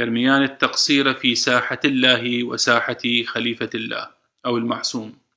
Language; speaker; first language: Arabic; native; Arabic